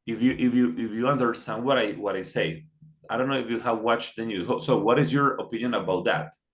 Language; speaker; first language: English; non-native, fluent; Spanish